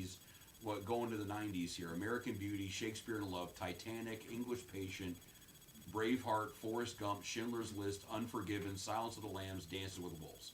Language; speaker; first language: English; native; English